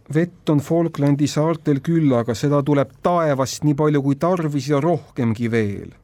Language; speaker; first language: Estonian; native; Estonian